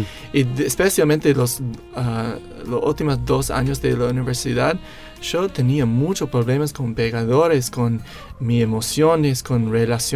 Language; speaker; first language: Spanish; non-native, learner; English